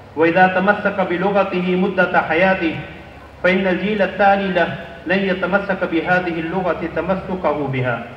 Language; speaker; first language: Arabic; non-native, fluent; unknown